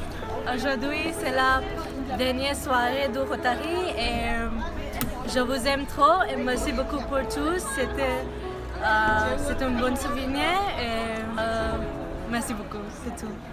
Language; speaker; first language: French; non-native, learner; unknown